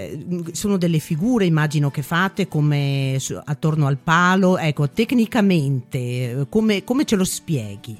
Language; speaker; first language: Italian; native; Italian